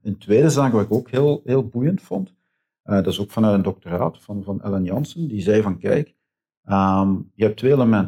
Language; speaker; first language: Dutch; native; Dutch